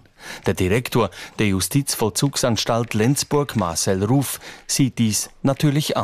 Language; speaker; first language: German; native; German